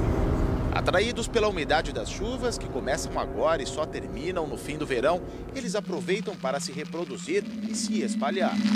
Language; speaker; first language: Portuguese; native; Portuguese